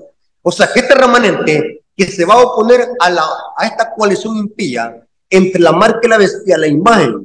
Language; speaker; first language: Spanish; native; Spanish